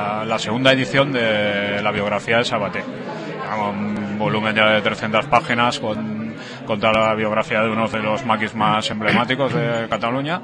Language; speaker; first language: Spanish; native; Spanish